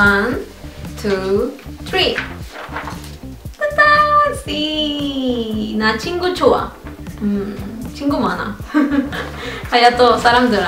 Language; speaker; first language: Korean; non-native, learner; Spanish